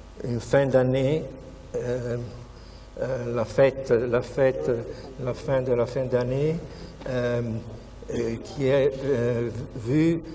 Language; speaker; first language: French; non-native, fluent; Italian